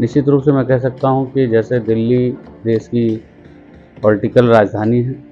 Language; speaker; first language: Hindi; native; Hindi